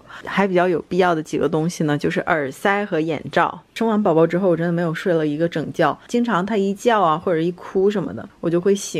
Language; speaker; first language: Chinese; native; Chinese